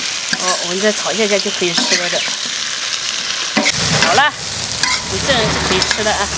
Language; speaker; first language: Chinese; native; Chinese